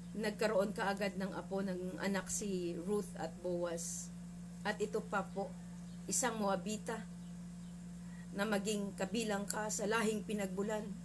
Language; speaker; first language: Filipino; native; Filipino